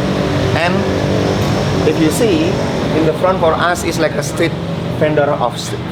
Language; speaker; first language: English; non-native, learner; Indonesian